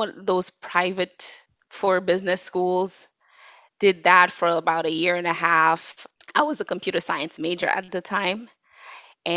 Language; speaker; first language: English; non-native, fluent; Wolof